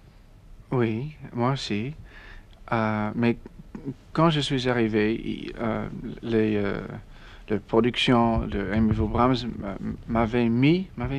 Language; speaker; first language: French; non-native, learner; English